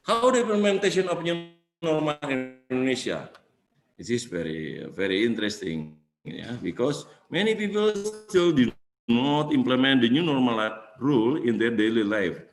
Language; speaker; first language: English; non-native, fluent; Indonesian